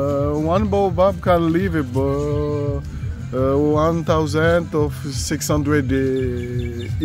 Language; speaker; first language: English; non-native, learner; Malagasy